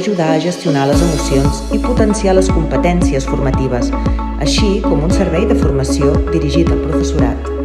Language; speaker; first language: Catalan; native; Catalan